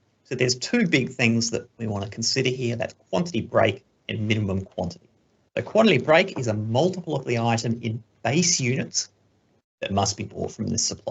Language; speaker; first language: English; native; English